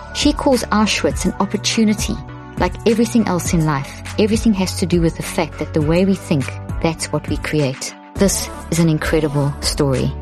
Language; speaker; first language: English; native; English